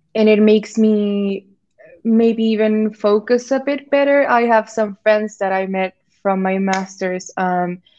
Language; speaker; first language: English; non-native, fluent; Spanish